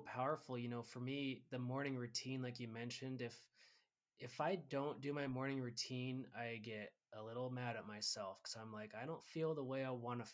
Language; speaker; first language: English; native; English